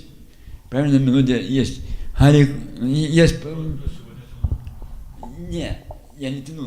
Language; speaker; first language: Russian; non-native, local second language; Lithuanian